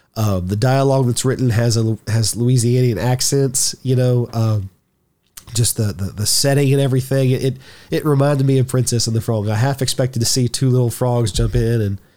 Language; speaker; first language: English; native; English